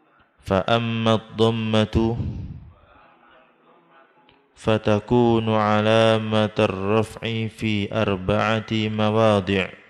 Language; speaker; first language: Arabic; non-native, fluent; Indonesian